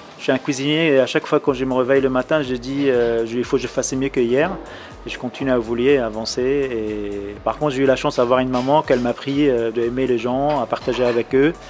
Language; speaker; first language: French; non-native, fluent; Arabic